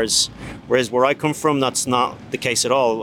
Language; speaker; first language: English; native; English